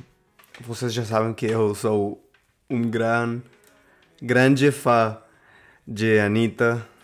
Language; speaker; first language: Portuguese; non-native, learner; Spanish